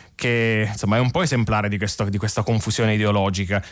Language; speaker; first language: Italian; native; Italian